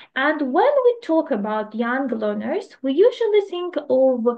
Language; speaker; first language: English; non-native, fluent; Ukrainian